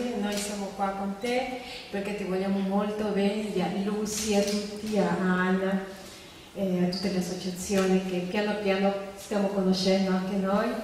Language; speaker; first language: Italian; non-native, fluent; Spanish